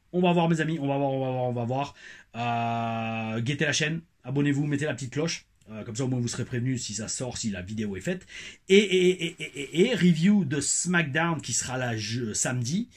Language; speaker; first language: French; native; French